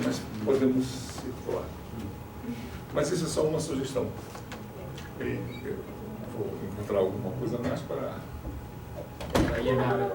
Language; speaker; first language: Portuguese; non-native, fluent; Spanish